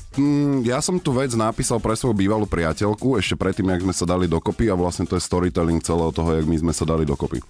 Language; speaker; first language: Slovak; native; Slovak